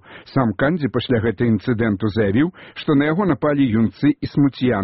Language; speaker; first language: Belarusian; native; Belarusian